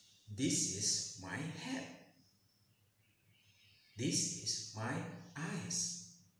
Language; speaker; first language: English; non-native, fluent; Indonesian